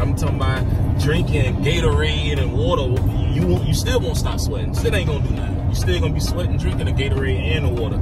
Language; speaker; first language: English; native; English